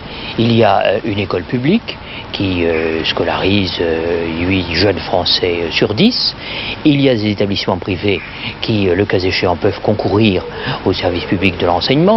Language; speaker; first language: French; native; French